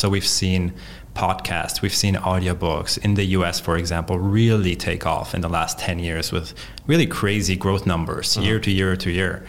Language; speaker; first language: English; non-native, fluent; Polish